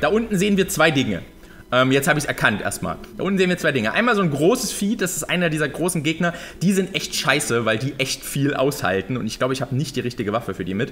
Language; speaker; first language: German; native; German